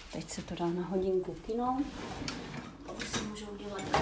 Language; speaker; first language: Czech; native; Czech